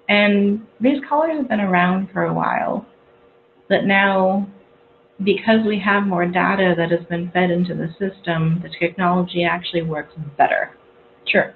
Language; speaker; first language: English; native; English